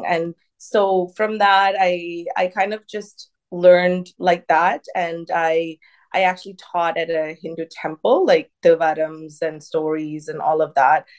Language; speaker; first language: English; early bilingual, other home language; Tamil